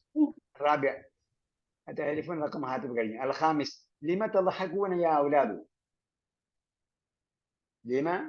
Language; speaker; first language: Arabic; non-native, fluent; Malayalam